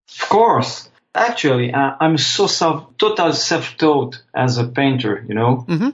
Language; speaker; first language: English; non-native, fluent; French